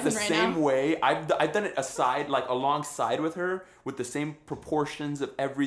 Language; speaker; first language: English; early bilingual, other home language; Spanish